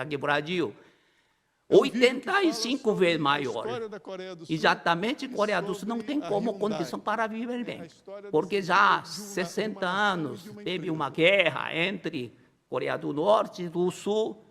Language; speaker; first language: Portuguese; non-native, learner; Korean